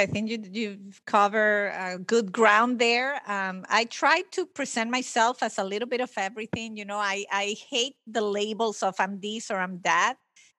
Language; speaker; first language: English; non-native, fluent; Italian